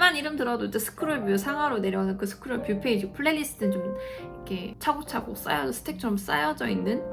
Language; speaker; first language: Korean; native; Korean